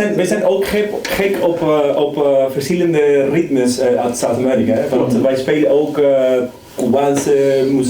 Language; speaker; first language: Dutch; non-native, fluent; Spanish